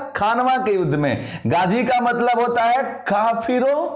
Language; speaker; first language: Hindi; native; Hindi